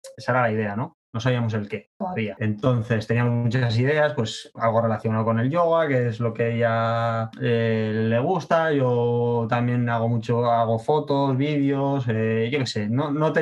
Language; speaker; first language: Spanish; native; Spanish